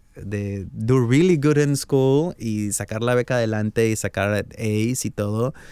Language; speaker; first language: Spanish; native; Spanish